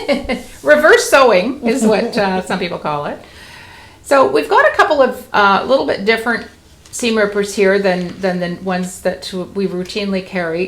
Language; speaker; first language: English; native; English